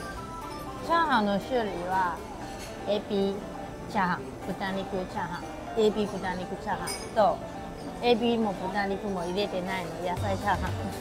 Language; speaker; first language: Japanese; non-native, fluent; Chinese